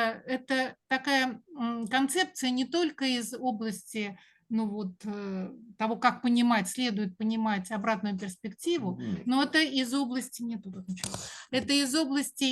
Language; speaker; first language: Russian; native; Russian